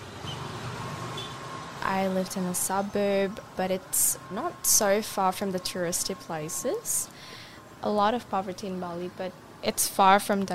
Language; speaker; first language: English; non-native, fluent; Indonesian